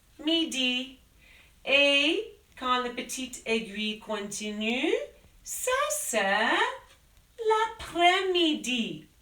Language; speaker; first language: French; non-native, fluent; English